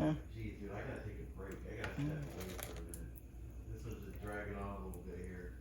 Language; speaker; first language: English; native; English